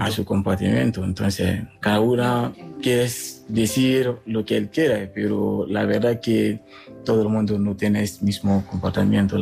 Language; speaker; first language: Spanish; non-native, learner; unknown